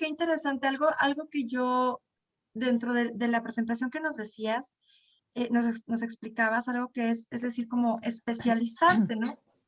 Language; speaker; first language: Spanish; native; Spanish